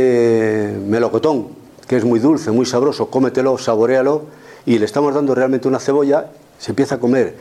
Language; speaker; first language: Spanish; native; Spanish